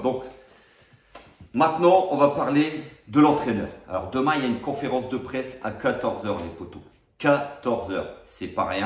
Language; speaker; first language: French; native; French